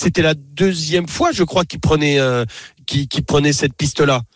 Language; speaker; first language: French; native; French